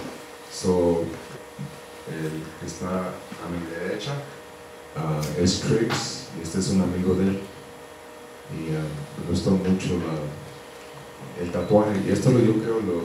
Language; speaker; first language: Spanish; early bilingual, heritage; Spanish